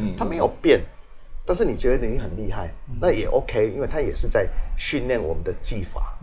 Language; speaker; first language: Chinese; native; Chinese